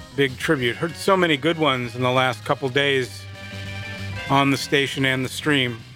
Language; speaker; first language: English; native; English